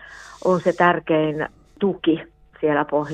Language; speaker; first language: Finnish; native; Finnish